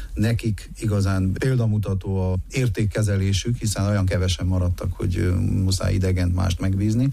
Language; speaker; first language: Hungarian; native; Hungarian